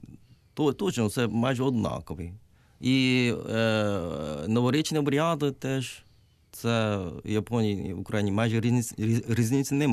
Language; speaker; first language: Ukrainian; non-native, learner; Japanese